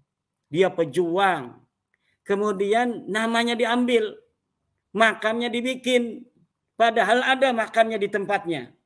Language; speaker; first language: Indonesian; native; Indonesian